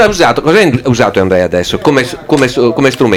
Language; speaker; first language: Italian; native; Italian